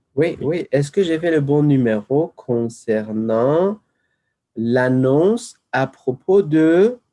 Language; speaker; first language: French; non-native, fluent; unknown